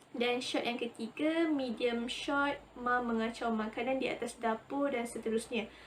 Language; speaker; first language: Malay; native; Malay